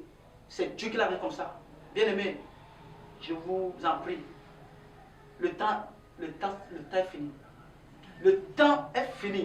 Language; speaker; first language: French; non-native, local second language; Ewe